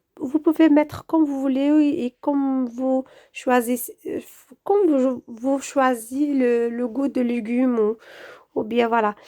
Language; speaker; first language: French; non-native, local second language; Arabic